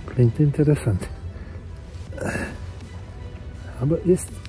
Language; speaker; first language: German; non-native, fluent; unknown